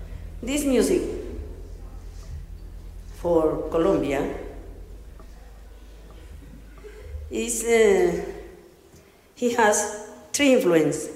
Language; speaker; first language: English; non-native, learner; Spanish